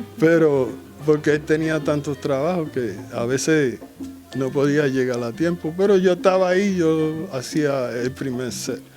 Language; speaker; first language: Spanish; early bilingual, heritage; Spanish